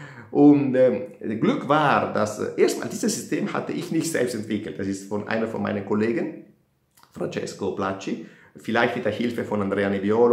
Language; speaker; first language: German; non-native, fluent; Italian